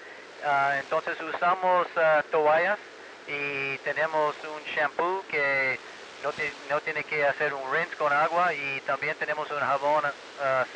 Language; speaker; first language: Spanish; early bilingual, heritage; Spanish